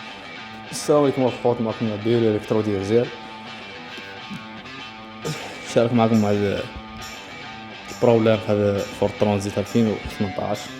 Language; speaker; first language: Arabic; native; Arabic